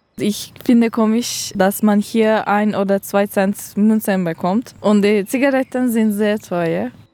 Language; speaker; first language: German; non-native, learner; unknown